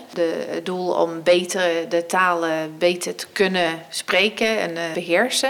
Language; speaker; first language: Dutch; non-native, fluent; English